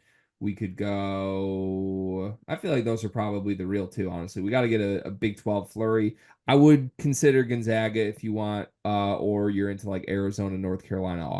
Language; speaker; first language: English; native; English